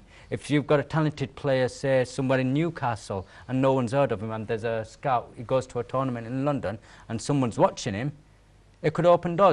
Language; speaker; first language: English; native; English